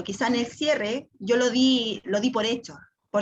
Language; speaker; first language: Spanish; native; Spanish